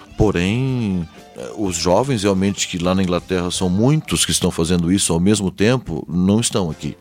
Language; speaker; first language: Portuguese; early bilingual, heritage; Portuguese